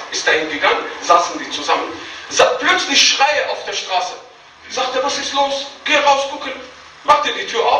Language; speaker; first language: German; non-native, fluent; Arabic